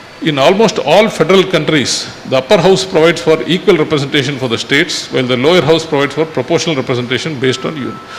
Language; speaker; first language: English; non-native, local second language; Tamil